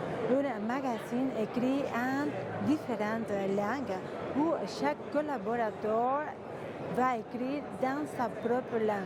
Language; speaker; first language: French; non-native, fluent; Spanish